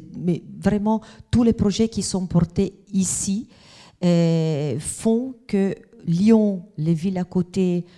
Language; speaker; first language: French; non-native, fluent; Italian